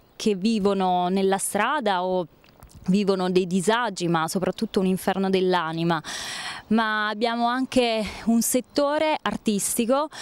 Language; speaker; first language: Italian; native; Italian